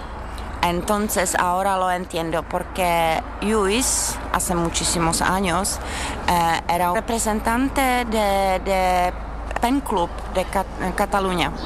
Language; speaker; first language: Spanish; non-native, fluent; Czech